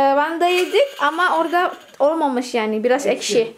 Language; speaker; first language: Turkish; non-native, learner; Indonesian